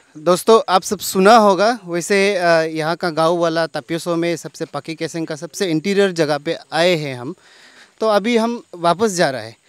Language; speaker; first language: Hindi; non-native, local second language; Nyishi